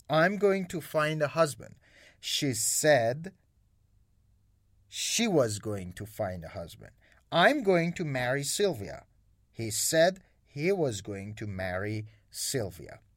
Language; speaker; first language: English; non-native, fluent; Persian